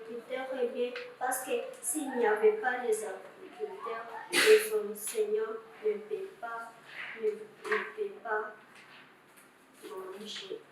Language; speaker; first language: French; non-native, learner; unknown